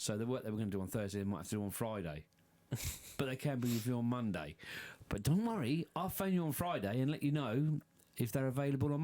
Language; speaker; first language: English; native; English